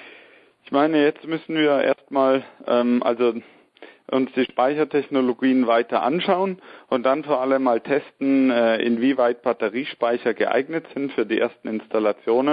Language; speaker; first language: German; native; German